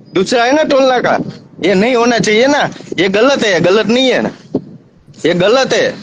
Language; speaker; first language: Hindi; non-native, local second language; Gujarati